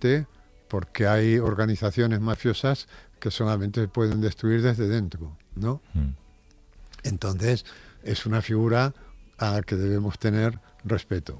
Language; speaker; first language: Spanish; native; Spanish